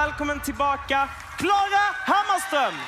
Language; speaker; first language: Swedish; native; Swedish